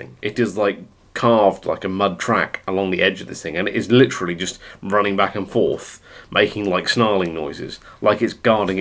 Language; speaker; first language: English; native; English